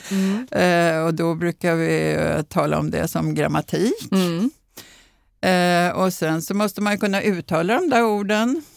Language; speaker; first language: Swedish; native; Swedish